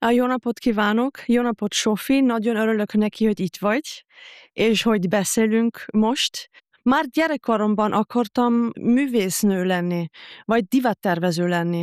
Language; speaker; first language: Hungarian; non-native, fluent; German